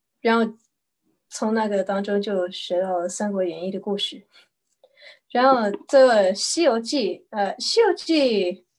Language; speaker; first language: Chinese; early bilingual, heritage; Chinese